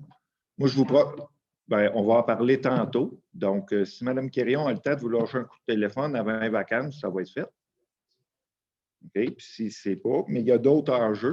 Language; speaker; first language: French; native; French